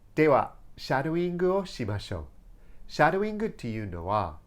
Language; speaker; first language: Japanese; non-native, fluent; English